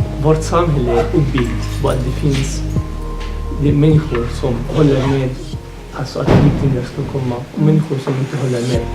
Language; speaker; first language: Swedish; non-native, fluent; Arabic